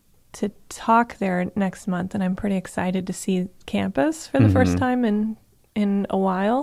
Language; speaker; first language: English; native; English